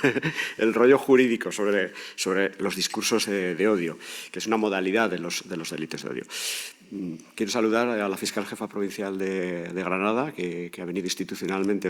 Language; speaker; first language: Spanish; native; Spanish